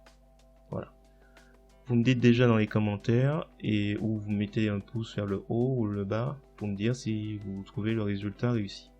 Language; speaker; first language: French; native; French